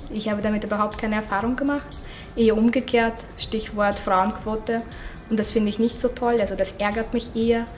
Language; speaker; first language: German; non-native, fluent; Russian